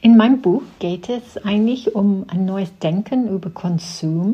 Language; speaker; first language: German; non-native, fluent; English